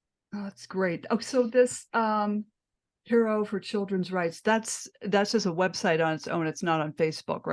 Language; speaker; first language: English; native; English